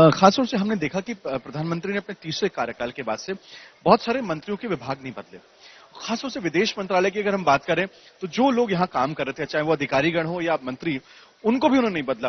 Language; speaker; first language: Hindi; native; Hindi